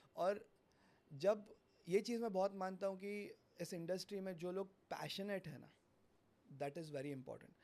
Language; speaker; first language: Hindi; non-native, local second language; Marathi